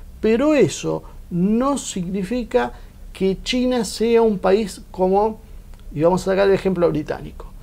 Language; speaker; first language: Spanish; native; Spanish